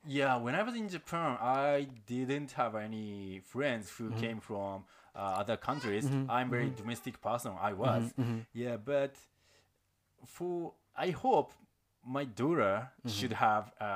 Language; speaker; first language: English; non-native, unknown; Japanese